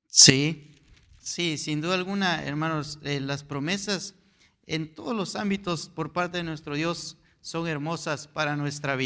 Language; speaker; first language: Spanish; native; Spanish